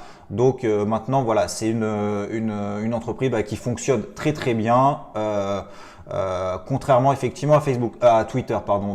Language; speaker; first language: French; native; French